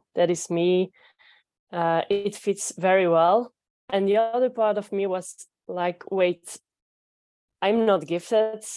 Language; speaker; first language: English; non-native, fluent; Dutch